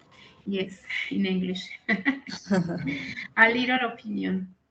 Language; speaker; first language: English; non-native, learner; Spanish